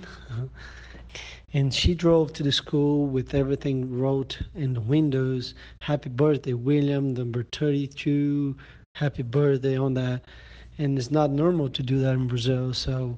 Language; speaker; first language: English; non-native, learner; Portuguese